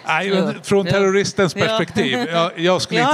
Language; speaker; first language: Swedish; native; Swedish